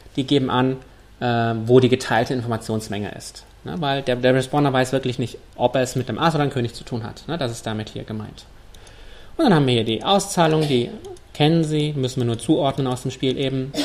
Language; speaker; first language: German; non-native, fluent; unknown